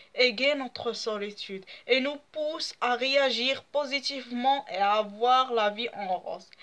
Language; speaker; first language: French; non-native, local second language; Arabic